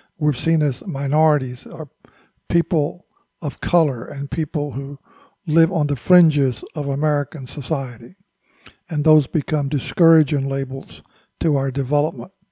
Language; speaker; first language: English; native; English